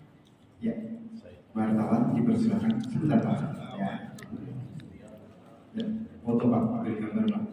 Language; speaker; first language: Indonesian; native; Indonesian